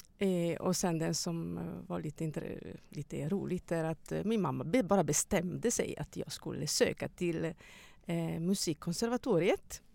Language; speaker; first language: Swedish; non-native, fluent; Italian